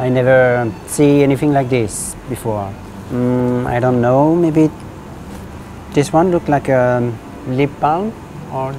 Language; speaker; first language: English; non-native, learner; French